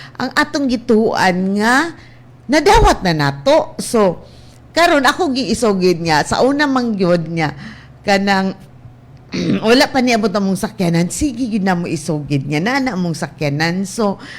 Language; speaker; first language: Cebuano; non-native, local second language; Hiligaynon